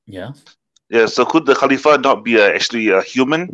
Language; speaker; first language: English; non-native, local second language; Malay